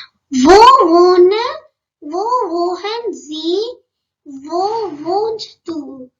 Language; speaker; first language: German; non-native, learner; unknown